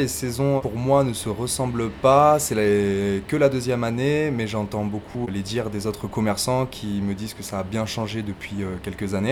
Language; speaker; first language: French; native; French